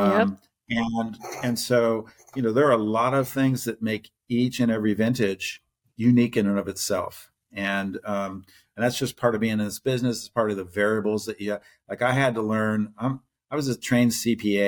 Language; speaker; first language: English; native; English